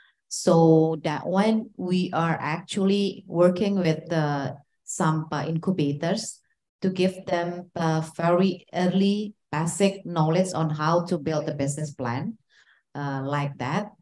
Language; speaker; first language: English; non-native, fluent; Indonesian